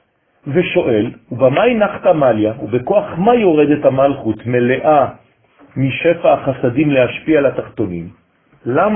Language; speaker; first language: Hebrew; non-native, fluent; French